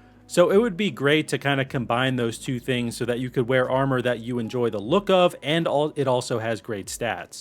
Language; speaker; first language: English; native; English